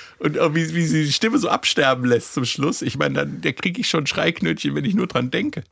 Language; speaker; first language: German; native; German